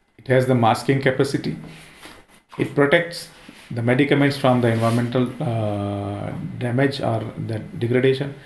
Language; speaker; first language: English; non-native, local second language; Hindi